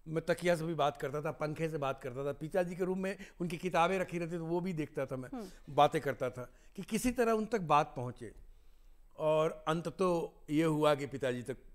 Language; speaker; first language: Hindi; native; Hindi